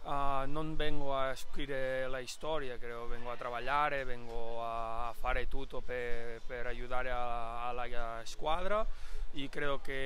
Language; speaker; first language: Italian; non-native, learner; Spanish